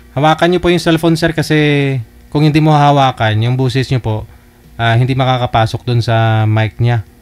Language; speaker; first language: Filipino; non-native, local second language; Hiligaynon